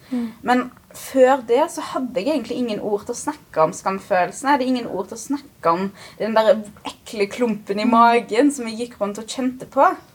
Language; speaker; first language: Norwegian; early bilingual, other home language; Arabic